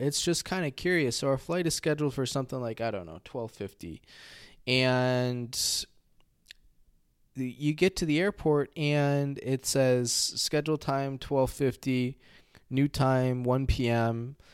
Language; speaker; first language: English; native; English